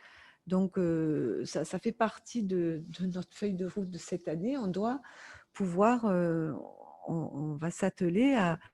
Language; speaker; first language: French; native; French